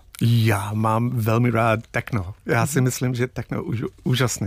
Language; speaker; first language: Czech; non-native, fluent; English